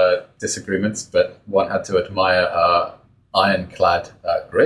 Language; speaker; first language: English; native; English